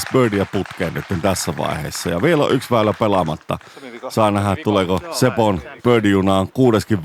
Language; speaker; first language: Finnish; native; Finnish